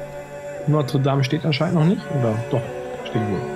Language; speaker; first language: German; native; German